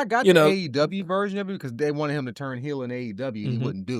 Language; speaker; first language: English; native; English